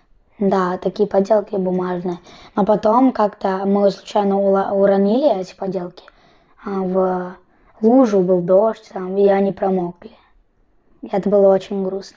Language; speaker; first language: Russian; early bilingual, heritage; Russian